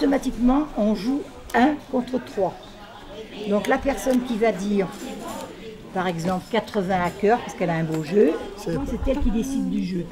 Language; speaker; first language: French; native; French